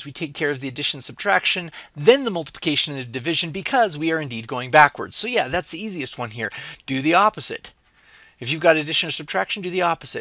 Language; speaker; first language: English; native; English